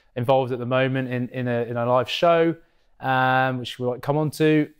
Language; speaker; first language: English; native; English